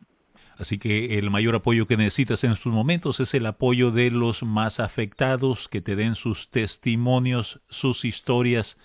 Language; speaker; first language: Spanish; native; Spanish